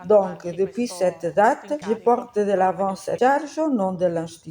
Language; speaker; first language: French; non-native, fluent; Italian